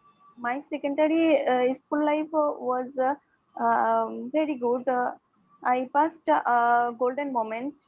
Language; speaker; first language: English; non-native, learner; Bangla